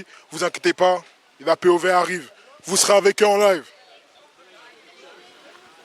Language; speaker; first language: French; native; French